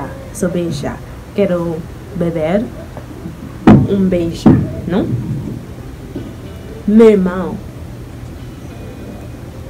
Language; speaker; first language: Portuguese; non-native, learner; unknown